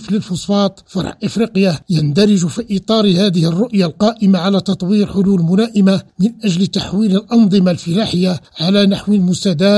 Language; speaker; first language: Arabic; native; Arabic